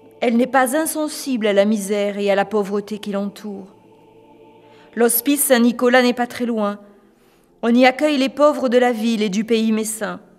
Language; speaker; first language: French; native; French